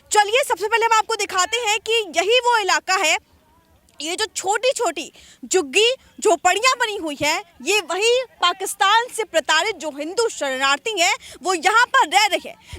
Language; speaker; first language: Hindi; native; Hindi